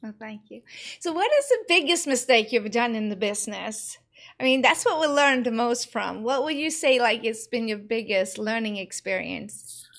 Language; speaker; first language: English; non-native, fluent; Norwegian